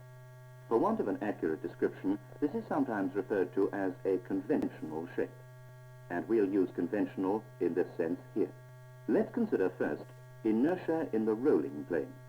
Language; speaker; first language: English; native; English